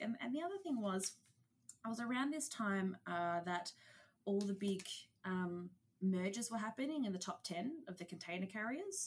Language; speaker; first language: English; native; English